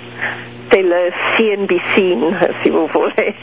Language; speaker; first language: French; non-native, local second language; English